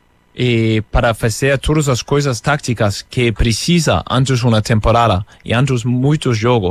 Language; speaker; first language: Portuguese; non-native, fluent; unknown